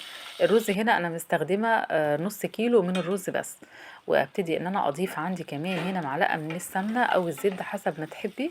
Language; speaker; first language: Arabic; native; Arabic